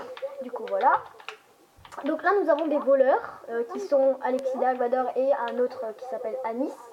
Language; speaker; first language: French; native; French